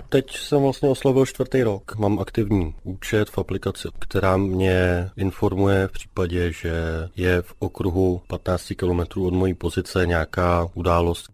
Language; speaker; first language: Czech; native; Czech